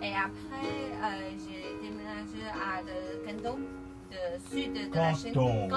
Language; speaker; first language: French; non-native, learner; Chinese